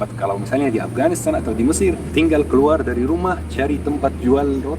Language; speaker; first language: Indonesian; non-native, fluent; Arabic